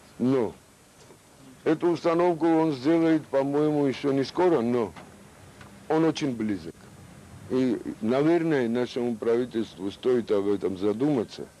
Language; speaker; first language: Russian; non-native, local second language; Georgian